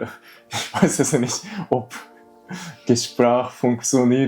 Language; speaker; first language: German; non-native, learner; Japanese